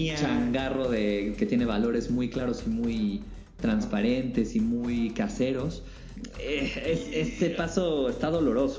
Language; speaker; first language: Spanish; native; Spanish